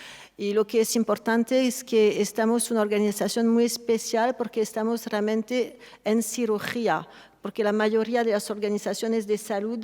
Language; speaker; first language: Spanish; non-native, fluent; French